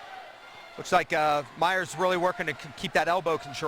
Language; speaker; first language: English; native; English